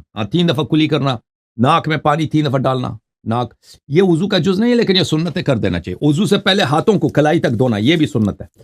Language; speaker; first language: Urdu; non-native, fluent; Persian